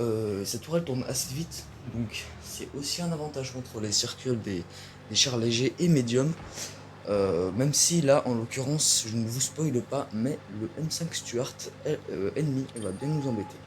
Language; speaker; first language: French; native; French